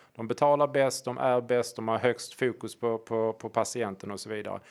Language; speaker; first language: Swedish; native; Swedish